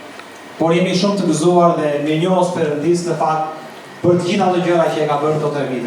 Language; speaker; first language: Albanian; native; Albanian